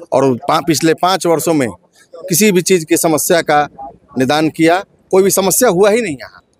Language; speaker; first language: Hindi; native; Hindi